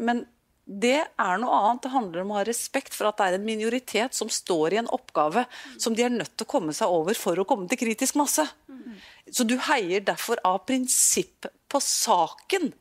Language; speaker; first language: Norwegian; native; Norwegian